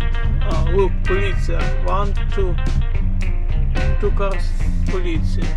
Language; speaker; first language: English; non-native, learner; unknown